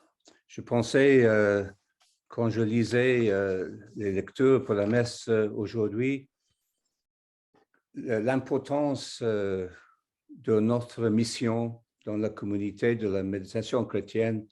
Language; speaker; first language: French; non-native, fluent; English